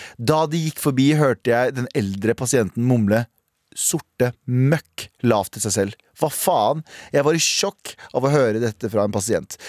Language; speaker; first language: Norwegian; early bilingual, other home language; Kurdish